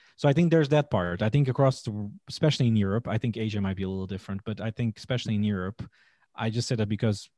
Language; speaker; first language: English; non-native, fluent; Portuguese